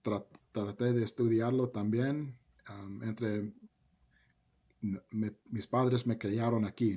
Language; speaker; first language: Spanish; early bilingual, heritage; Spanish